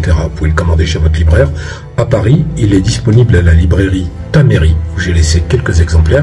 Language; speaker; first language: French; native; French